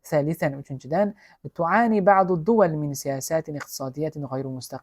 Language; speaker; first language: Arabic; non-native, fluent; Uzbek